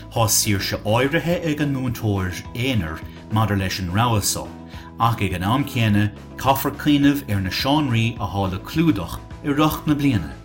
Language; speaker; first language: Irish; native; Irish